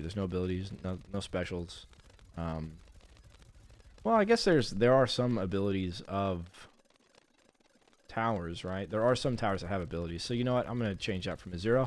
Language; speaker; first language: English; native; English